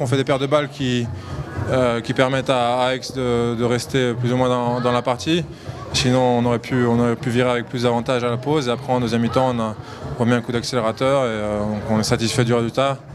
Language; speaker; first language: French; native; French